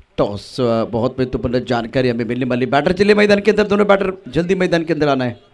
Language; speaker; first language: Hindi; non-native, local second language; Marathi